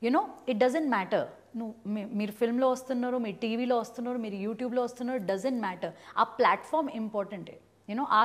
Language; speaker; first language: Telugu; early bilingual, heritage; Telugu